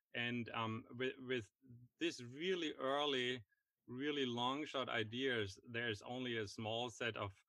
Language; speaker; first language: English; non-native, fluent; German